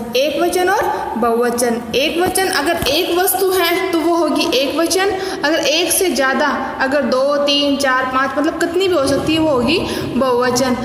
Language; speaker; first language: Hindi; native; Hindi